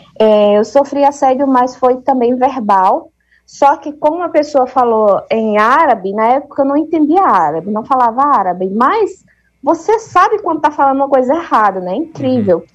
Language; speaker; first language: Portuguese; native; Portuguese